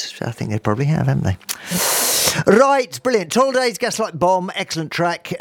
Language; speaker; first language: English; native; English